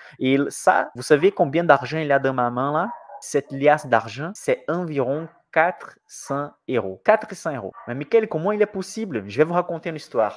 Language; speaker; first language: French; non-native, fluent; Portuguese